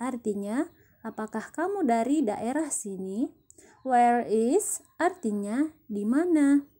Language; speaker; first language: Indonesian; native; Indonesian